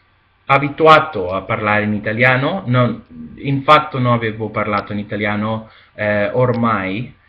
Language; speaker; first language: Italian; non-native, learner; Spanish